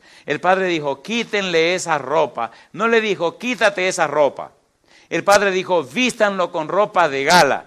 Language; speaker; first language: Spanish; native; Spanish